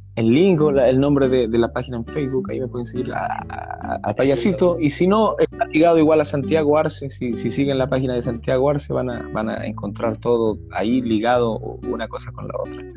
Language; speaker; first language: Spanish; native; Spanish